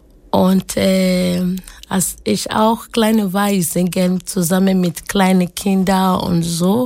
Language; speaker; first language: German; non-native, learner; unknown